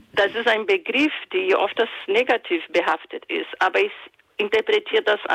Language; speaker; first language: German; non-native, fluent; Portuguese